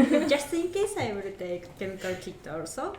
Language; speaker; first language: English; non-native, learner; Japanese